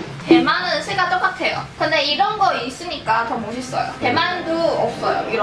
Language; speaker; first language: Korean; non-native, fluent; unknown